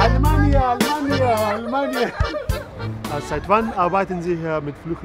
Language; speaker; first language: German; non-native, learner; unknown